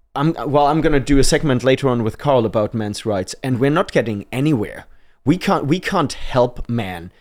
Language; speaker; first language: English; non-native, fluent; German